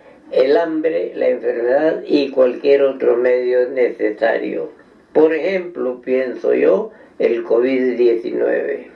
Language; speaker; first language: Spanish; native; Spanish